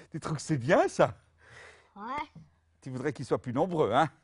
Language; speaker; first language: French; native; French